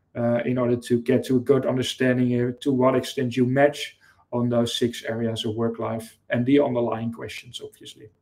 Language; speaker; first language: English; non-native, fluent; Dutch